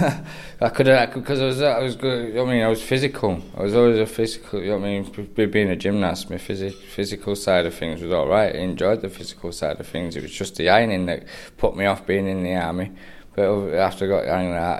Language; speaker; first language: English; native; English